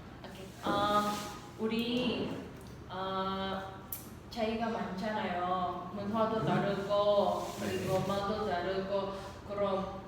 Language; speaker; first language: Korean; non-native, learner; Indonesian